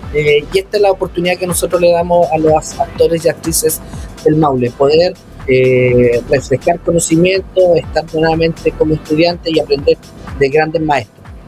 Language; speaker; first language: Spanish; native; Spanish